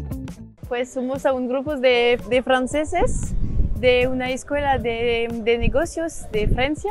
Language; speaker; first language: Spanish; non-native, learner; French